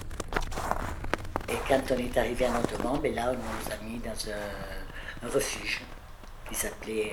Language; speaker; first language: French; early bilingual, other home language; Spanish